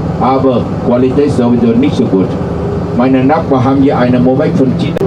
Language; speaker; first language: German; non-native, learner; Vietnamese